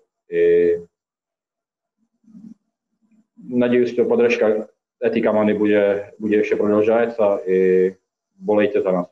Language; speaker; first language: Russian; non-native, fluent; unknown